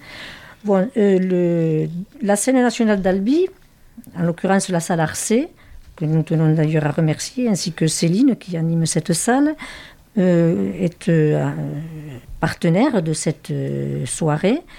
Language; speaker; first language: French; native; French